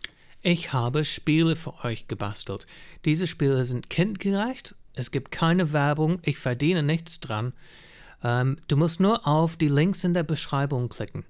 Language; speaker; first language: German; non-native, fluent; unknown